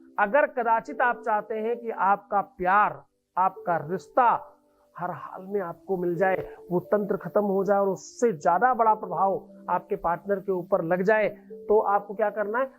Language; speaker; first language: Hindi; native; Hindi